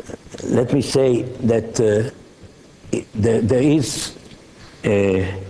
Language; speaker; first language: English; non-native, fluent; Hebrew